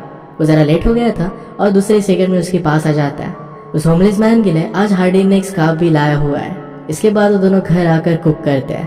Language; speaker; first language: Hindi; native; Hindi